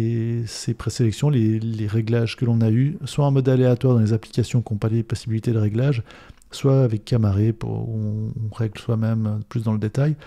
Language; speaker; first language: French; native; French